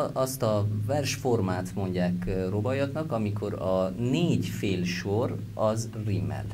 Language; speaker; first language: Hungarian; non-native, fluent; Persian